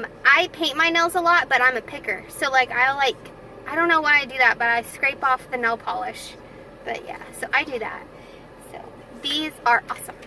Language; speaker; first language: English; native; English